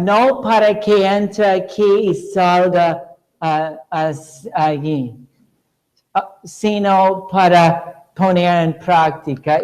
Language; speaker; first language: Spanish; non-native, fluent; English